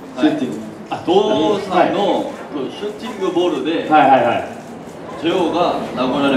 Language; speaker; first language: Japanese; non-native, learner; Korean